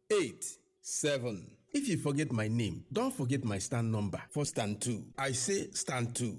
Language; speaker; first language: Nigerian Pidgin; non-native, local second language; Yoruba